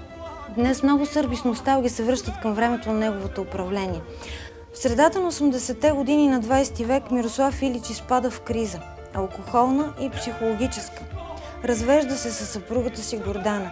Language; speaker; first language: Bulgarian; native; Bulgarian